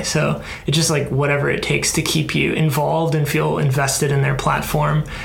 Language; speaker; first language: English; native; English